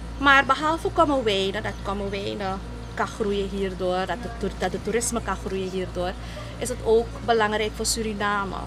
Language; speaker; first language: Dutch; native; Dutch